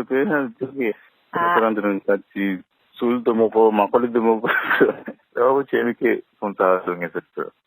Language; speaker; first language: Korean; non-native, learner; Sinhala